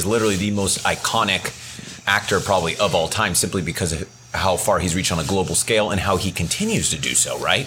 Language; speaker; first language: English; native; English